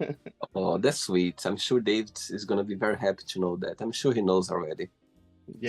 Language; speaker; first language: English; non-native, fluent; Portuguese